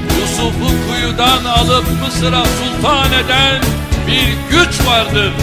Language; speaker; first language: Turkish; native; Turkish